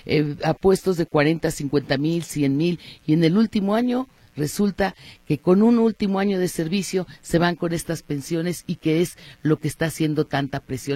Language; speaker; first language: Spanish; native; Spanish